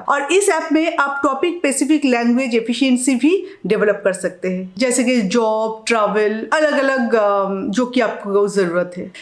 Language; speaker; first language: Hindi; non-native, local second language; Bangla